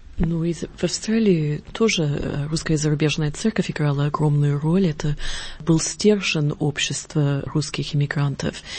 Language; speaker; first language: Russian; early bilingual, heritage; Russian